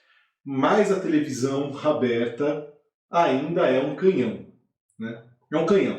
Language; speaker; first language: Portuguese; native; Portuguese